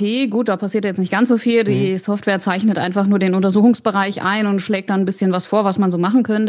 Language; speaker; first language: German; native; German